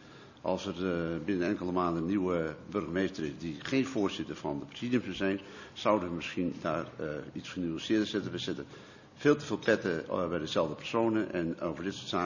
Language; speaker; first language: Dutch; native; Dutch